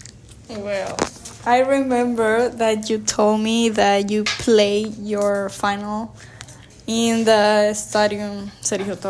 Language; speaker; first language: English; non-native, learner; Spanish